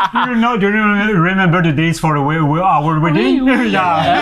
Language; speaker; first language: English; non-native, fluent; French